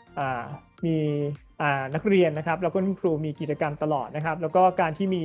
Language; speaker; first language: Thai; native; Thai